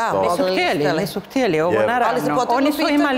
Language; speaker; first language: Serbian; early bilingual, heritage; Spanish